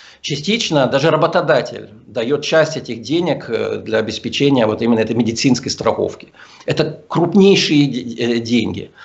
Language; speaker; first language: Russian; early bilingual, heritage; Russian